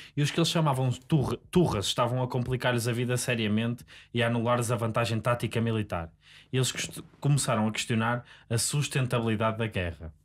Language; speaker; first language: Portuguese; native; Portuguese